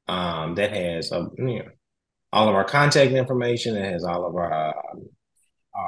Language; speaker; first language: English; native; English